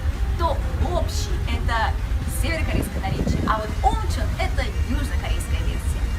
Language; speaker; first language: Russian; native; Russian